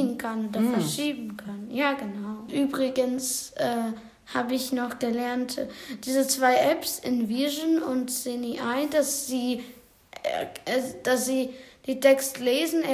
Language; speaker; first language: German; non-native, learner; Ukrainian